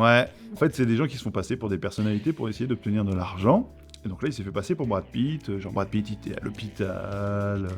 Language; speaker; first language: French; native; French